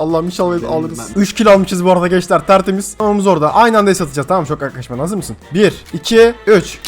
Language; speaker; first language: Turkish; native; Turkish